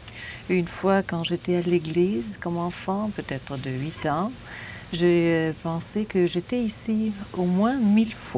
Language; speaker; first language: French; non-native, fluent; German